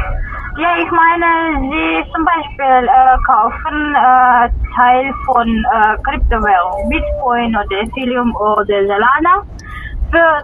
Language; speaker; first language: German; non-native, learner; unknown